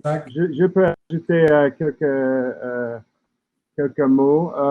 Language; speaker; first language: French; non-native, learner; English